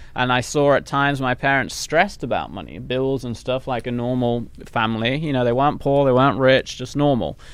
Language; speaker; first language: English; native; English